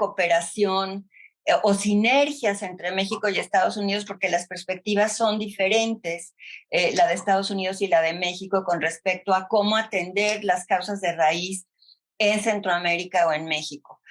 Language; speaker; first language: Spanish; native; Spanish